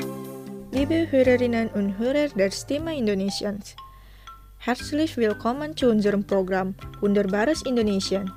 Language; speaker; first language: German; non-native, fluent; Indonesian